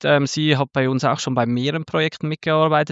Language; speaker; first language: German; native; German